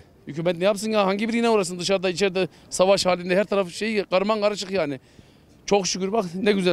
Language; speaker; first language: Turkish; native; Turkish